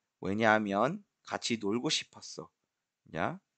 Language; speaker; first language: Korean; non-native, fluent; Spanish